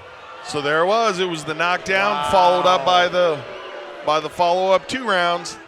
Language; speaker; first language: English; native; English